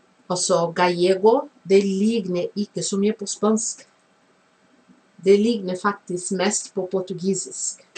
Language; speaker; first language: Norwegian; non-native, fluent; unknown